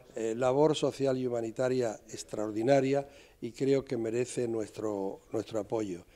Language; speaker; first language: Spanish; native; Spanish